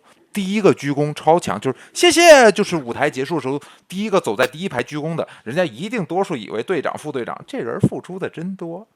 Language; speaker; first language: Chinese; native; Chinese